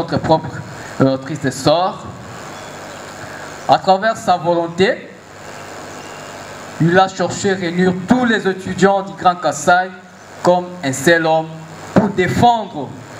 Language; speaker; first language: French; non-native, local second language; Luba-Lulua